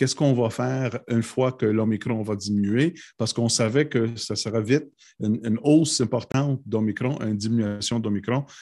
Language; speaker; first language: French; non-native, local second language; English